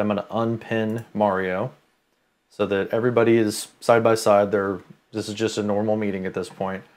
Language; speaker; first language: English; native; English